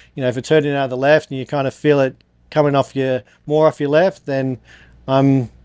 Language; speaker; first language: English; native; English